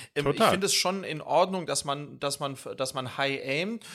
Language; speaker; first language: German; early bilingual, other home language; Swedish